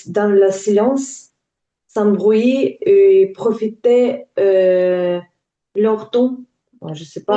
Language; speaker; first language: French; non-native, learner; Ukrainian